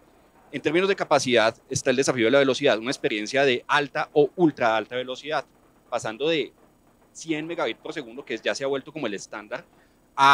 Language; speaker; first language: Spanish; native; Spanish